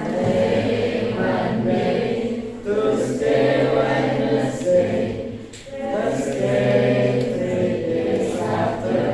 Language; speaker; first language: English; non-native, learner; Indonesian